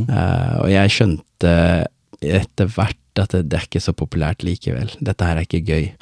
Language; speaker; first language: Norwegian; early bilingual, other home language; Tamil